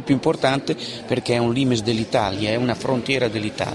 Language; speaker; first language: Italian; native; Italian